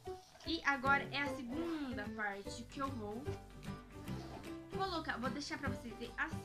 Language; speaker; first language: Portuguese; early bilingual, heritage; Portuguese